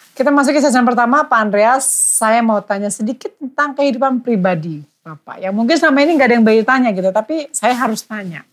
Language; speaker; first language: Indonesian; native; Indonesian